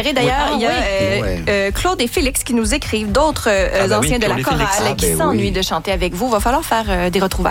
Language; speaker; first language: French; native; French